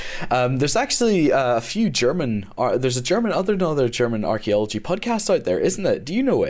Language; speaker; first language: English; native; English